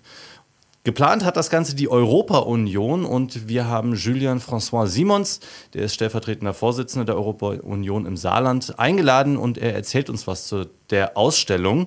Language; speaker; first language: German; native; German